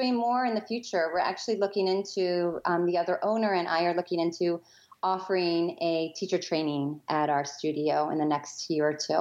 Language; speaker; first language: English; native; English